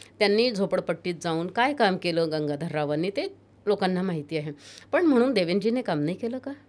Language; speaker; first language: Marathi; non-native, local second language; Hindi